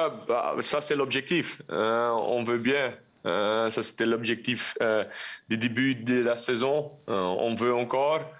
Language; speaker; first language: French; non-native, local second language; Dutch